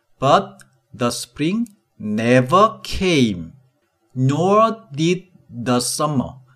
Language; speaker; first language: English; non-native, fluent; Korean